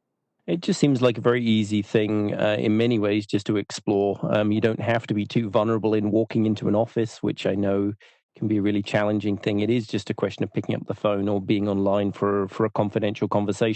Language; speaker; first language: English; native; English